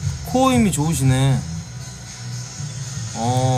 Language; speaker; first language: Korean; native; Korean